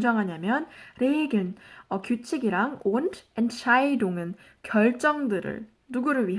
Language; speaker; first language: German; non-native, fluent; Korean